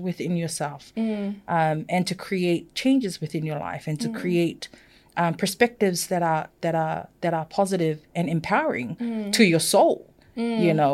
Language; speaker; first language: English; non-native, fluent; Samoan